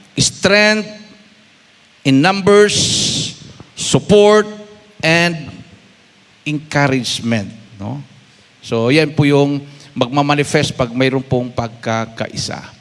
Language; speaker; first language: Filipino; non-native, local second language; Cebuano